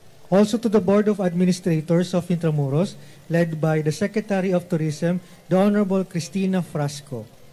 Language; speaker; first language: English; non-native, local second language; Filipino